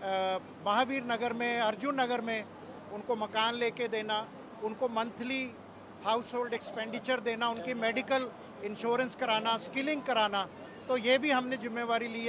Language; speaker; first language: Hindi; native; Hindi